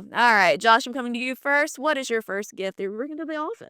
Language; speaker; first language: English; native; English